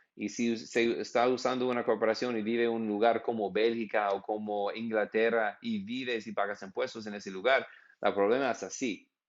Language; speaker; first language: Spanish; non-native, learner; English